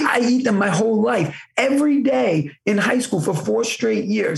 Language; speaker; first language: English; native; English